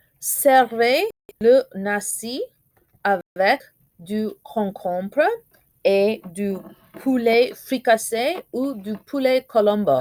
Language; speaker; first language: French; non-native, fluent; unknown